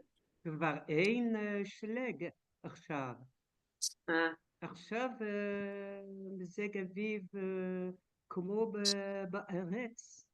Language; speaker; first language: Hebrew; non-native, learner; French